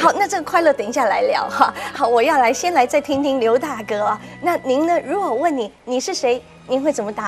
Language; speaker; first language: Chinese; native; Chinese